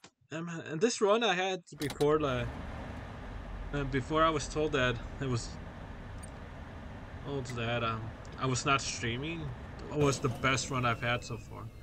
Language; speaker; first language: English; early bilingual, other home language; Spanish